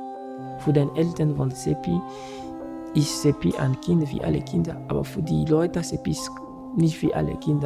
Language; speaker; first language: German; non-native, fluent; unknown